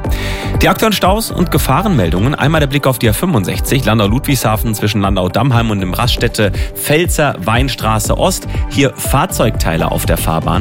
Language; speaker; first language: German; native; German